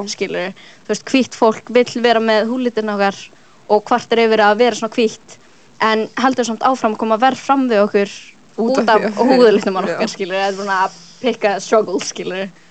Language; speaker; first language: Icelandic; early bilingual, other home language; Filipino